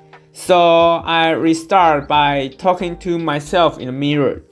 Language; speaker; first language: English; non-native, fluent; Chinese